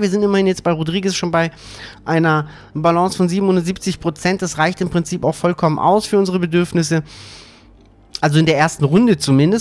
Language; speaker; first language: German; native; German